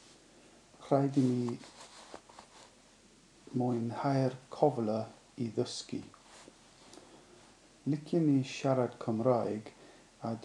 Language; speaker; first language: Welsh; non-native, learner; English